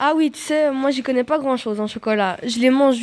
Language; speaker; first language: French; native; French